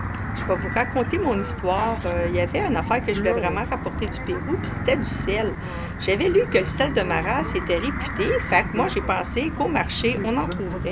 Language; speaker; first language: French; native; French